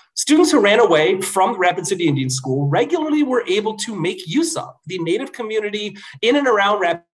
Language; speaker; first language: English; native; English